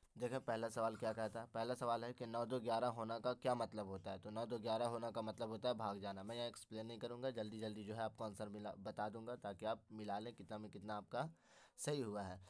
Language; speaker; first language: Urdu; native; Urdu